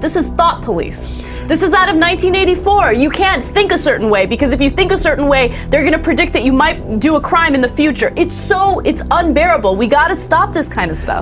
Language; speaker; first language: English; native; English